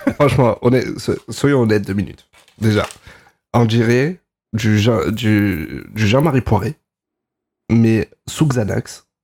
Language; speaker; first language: French; native; French